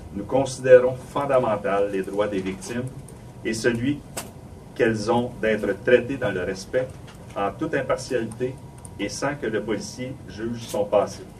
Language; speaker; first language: French; native; French